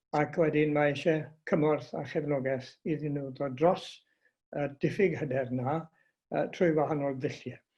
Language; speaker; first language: Welsh; native; Welsh